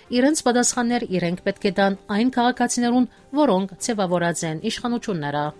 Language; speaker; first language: Armenian; early bilingual, heritage; Armenian